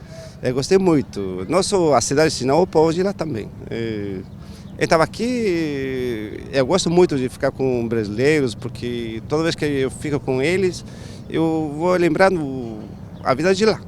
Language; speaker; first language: Portuguese; non-native, fluent; Turkish